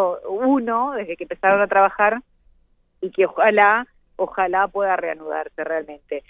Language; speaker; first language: Spanish; native; Spanish